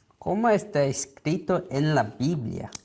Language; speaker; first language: Spanish; non-native, learner; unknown